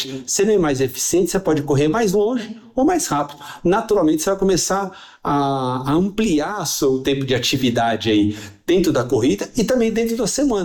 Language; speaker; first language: Portuguese; native; Portuguese